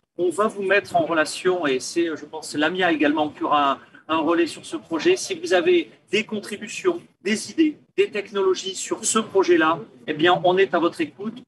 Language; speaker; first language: French; native; French